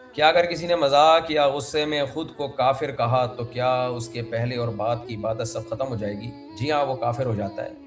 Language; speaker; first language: Urdu; native; Urdu